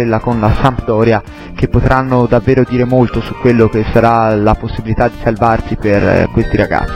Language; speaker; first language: Italian; native; Italian